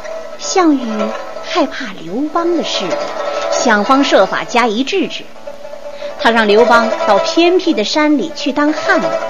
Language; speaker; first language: Chinese; native; Chinese